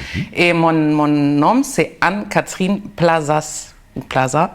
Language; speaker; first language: French; non-native, learner; German